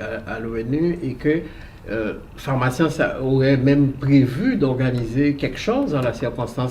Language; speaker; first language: French; native; French